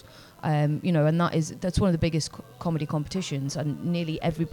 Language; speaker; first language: English; native; English